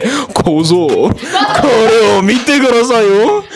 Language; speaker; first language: Japanese; non-native, learner; French